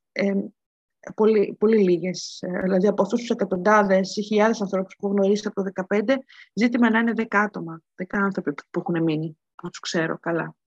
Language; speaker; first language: Greek; native; Greek